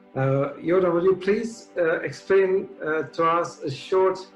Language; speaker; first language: English; non-native, fluent; Albanian